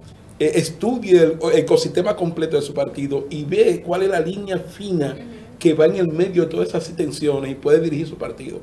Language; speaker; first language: Spanish; native; Spanish